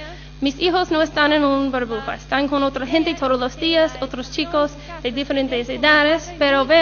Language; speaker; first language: Spanish; non-native, learner; English